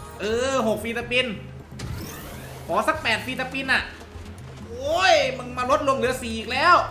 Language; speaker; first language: Thai; native; Thai